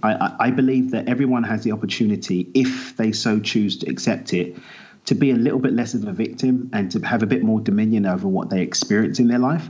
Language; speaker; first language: English; native; English